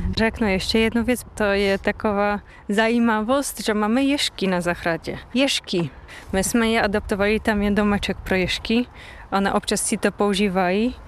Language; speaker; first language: Czech; non-native, fluent; Polish